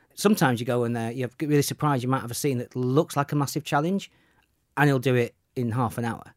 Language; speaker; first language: English; native; English